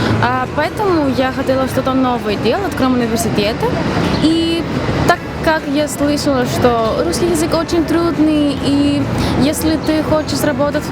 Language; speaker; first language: Russian; non-native, fluent; Greek